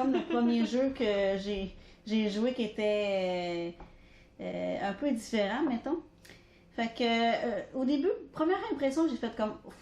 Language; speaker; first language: French; native; French